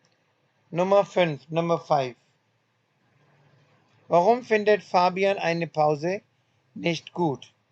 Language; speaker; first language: German; non-native, learner; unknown